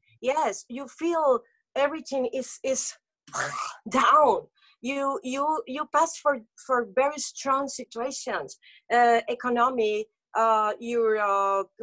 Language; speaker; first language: English; non-native, local second language; Spanish